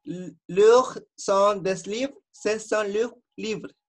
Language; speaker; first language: French; non-native, learner; Spanish